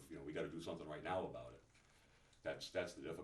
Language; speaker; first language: English; native; English